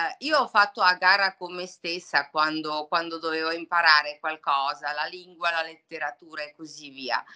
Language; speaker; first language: Italian; non-native, fluent; Serbian